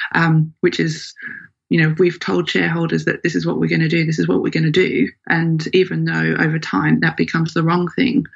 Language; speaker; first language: English; native; English